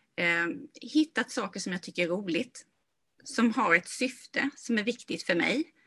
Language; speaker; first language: Swedish; native; Swedish